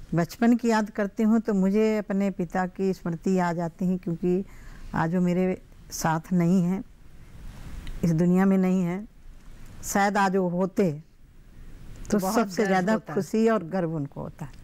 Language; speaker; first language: Hindi; native; Hindi